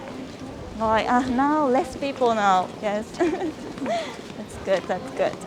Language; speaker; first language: English; non-native, fluent; Japanese